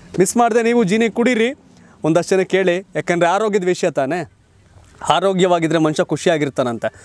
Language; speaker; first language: Kannada; native; Kannada